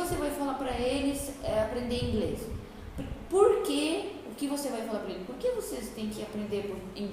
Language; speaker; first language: Portuguese; non-native, fluent; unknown